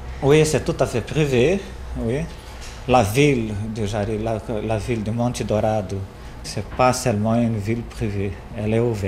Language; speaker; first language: French; non-native, fluent; Portuguese